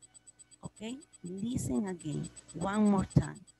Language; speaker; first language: English; non-native, learner; Spanish